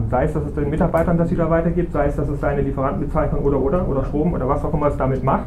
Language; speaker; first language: German; native; German